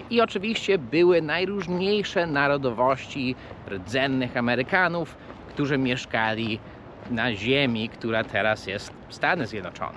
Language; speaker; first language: Polish; non-native, fluent; English